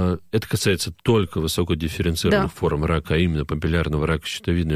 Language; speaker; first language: Russian; native; Russian